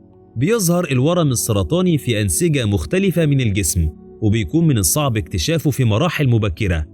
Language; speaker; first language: Arabic; native; Arabic